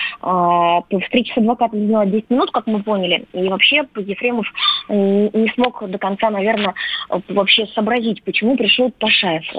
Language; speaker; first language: Russian; native; Russian